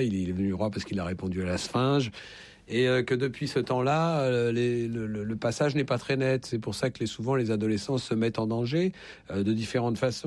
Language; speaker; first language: French; native; French